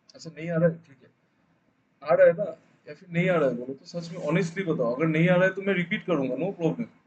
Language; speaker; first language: Hindi; non-native, local second language; Bangla